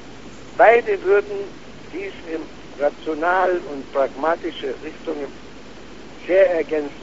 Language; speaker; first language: German; non-native, fluent; Arabic